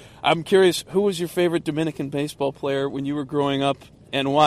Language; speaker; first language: English; native; English